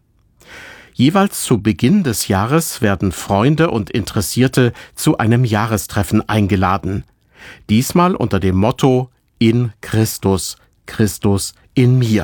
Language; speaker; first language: German; native; German